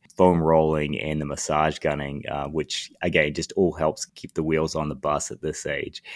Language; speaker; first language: English; native; English